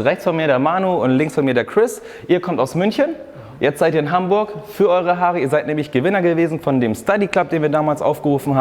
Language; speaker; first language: German; native; German